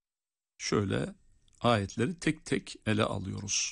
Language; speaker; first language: Turkish; native; Turkish